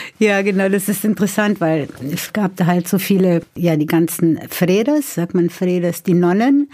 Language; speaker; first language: German; native; German